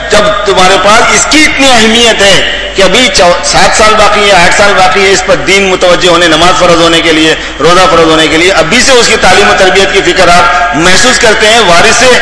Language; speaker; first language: Hindi; native; Hindi